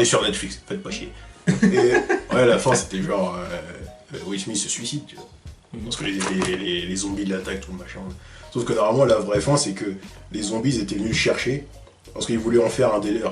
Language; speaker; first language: French; native; French